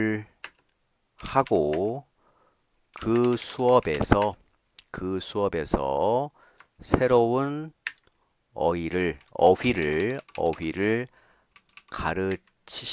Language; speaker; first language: Korean; native; Korean